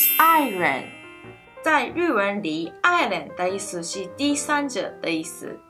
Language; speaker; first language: Chinese; non-native, fluent; Japanese